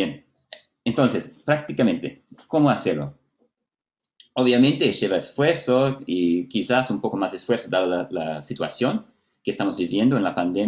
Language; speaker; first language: Spanish; non-native, fluent; Portuguese